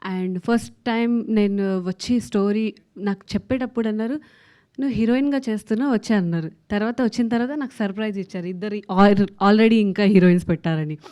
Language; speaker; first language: Telugu; non-native, fluent; Hindi